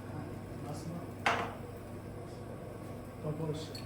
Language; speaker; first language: Russian; non-native, learner; Somali